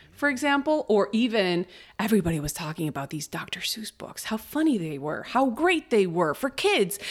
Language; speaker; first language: English; early bilingual, other home language; Spanish